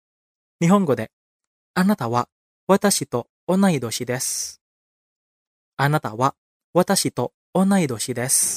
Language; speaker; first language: Japanese; non-native, fluent; Indonesian